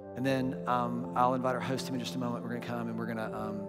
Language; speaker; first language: English; native; English